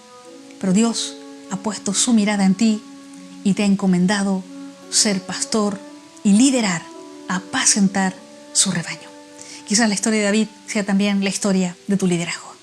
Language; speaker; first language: Spanish; native; Spanish